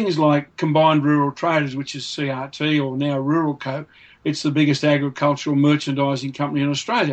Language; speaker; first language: English; native; English